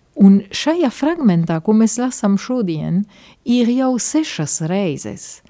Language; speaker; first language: Latvian; non-native, fluent; Italian